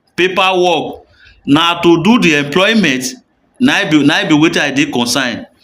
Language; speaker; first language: Nigerian Pidgin; native; Nigerian Pidgin